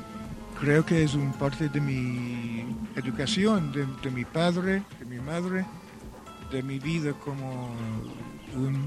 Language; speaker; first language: Spanish; non-native, fluent; Welsh